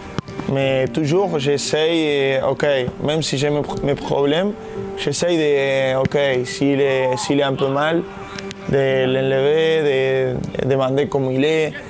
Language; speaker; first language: French; non-native, fluent; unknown